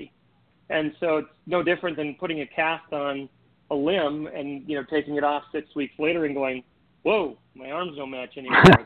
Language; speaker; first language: English; native; English